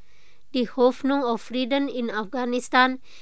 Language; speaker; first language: German; non-native, fluent; Indonesian